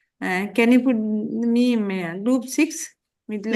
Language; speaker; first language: English; non-native, learner; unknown